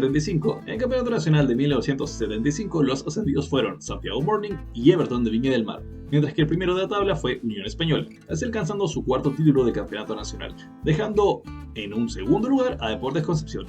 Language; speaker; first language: Spanish; native; Spanish